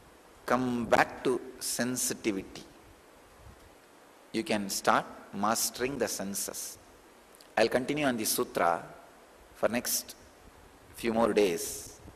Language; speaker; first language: English; non-native, local second language; Tamil